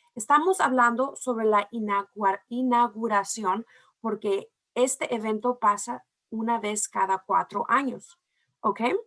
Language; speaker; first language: Spanish; early bilingual, heritage; Spanish